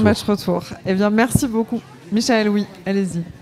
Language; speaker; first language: French; native; French